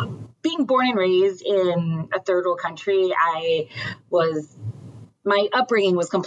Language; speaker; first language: English; early bilingual, other home language; French